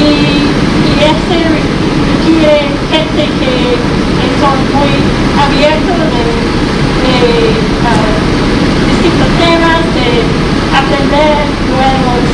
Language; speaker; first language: Spanish; non-native, fluent; English